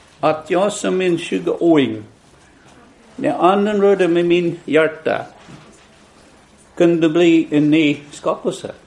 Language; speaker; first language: Swedish; non-native, fluent; English